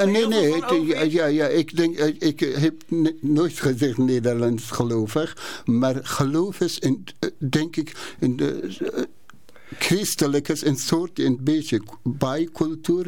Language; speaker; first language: Dutch; non-native, learner; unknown